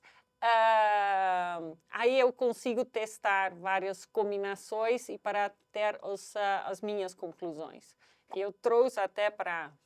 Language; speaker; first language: Portuguese; non-native, fluent; Dutch